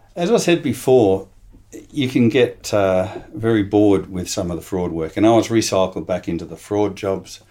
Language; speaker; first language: English; native; English